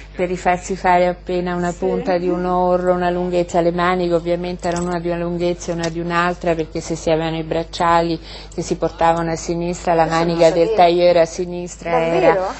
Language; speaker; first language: Italian; native; Italian